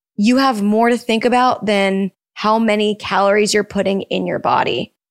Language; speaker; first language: English; early bilingual, other home language; Filipino